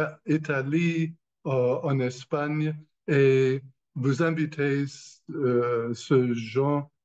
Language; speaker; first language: French; non-native, learner; English